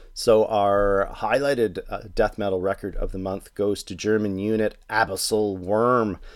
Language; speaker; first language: English; native; English